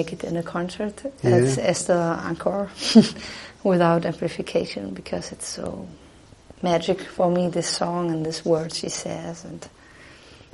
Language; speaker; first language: English; non-native, fluent; German